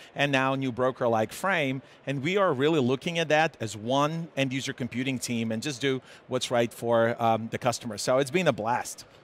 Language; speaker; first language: English; non-native, fluent; Serbian